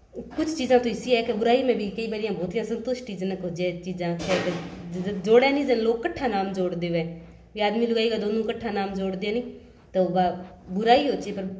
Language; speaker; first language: Hindi; native; Hindi